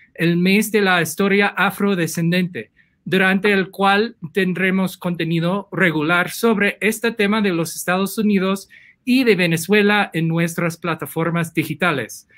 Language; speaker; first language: Spanish; non-native, fluent; English